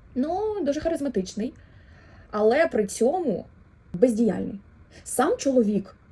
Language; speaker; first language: Ukrainian; non-native, local second language; Russian